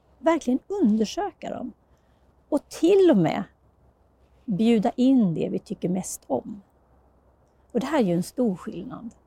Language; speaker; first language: Swedish; native; Swedish